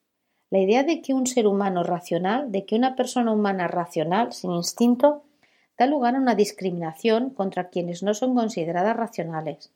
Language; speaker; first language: Spanish; native; Spanish